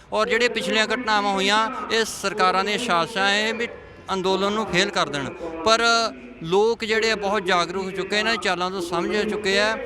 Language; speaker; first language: Punjabi; native; Punjabi